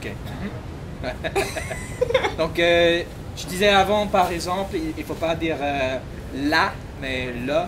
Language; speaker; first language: French; non-native, fluent; English